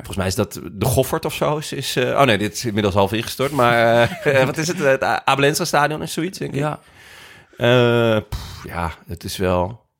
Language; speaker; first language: Dutch; native; Dutch